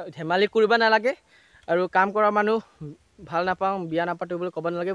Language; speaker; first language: Assamese; non-native, local second language; Karbi